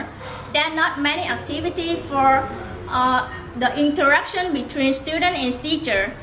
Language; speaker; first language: English; non-native, learner; Vietnamese